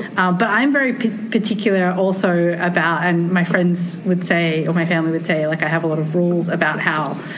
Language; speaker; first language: English; native; English